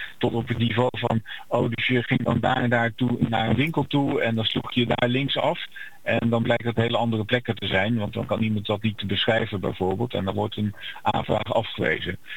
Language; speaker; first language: Dutch; native; Dutch